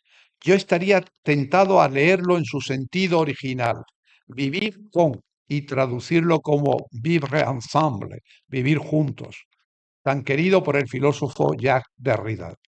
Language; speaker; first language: Spanish; native; Spanish